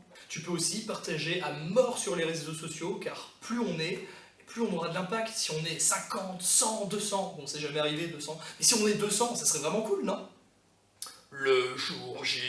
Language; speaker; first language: French; native; French